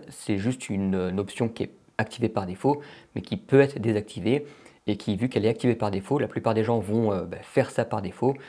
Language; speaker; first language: French; native; French